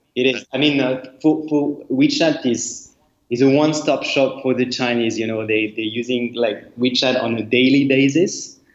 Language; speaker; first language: English; non-native, fluent; French